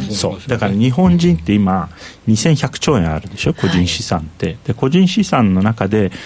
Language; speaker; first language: Japanese; non-native, fluent; Turkish